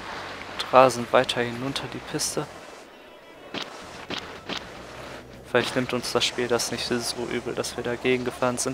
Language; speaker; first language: German; native; German